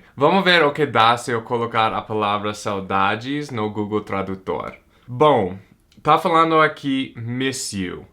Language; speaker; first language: Portuguese; non-native, fluent; English